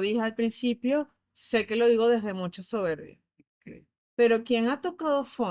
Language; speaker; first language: Spanish; native; Spanish